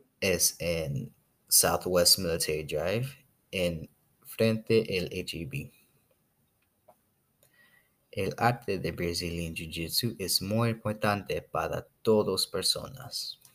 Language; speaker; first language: Spanish; non-native, learner; English